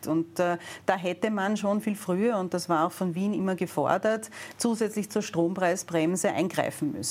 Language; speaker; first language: German; native; German